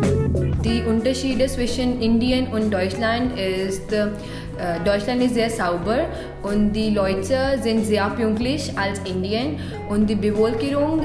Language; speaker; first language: German; non-native, learner; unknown